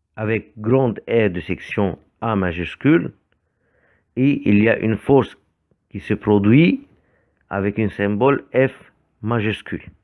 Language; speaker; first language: French; non-native, fluent; Arabic